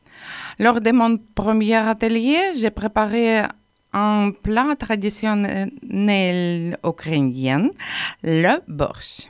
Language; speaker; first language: French; non-native, learner; Ukrainian